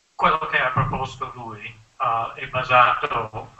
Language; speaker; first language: Italian; non-native, fluent; English